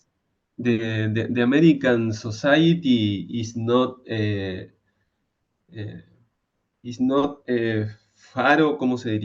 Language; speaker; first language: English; non-native, learner; Spanish